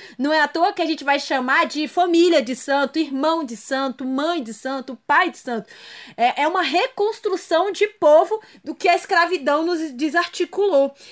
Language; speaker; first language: Portuguese; native; Portuguese